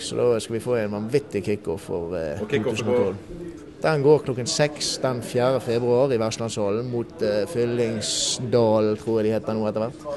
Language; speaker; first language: Norwegian; native; Norwegian